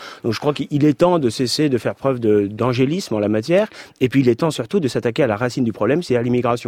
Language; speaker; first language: French; native; French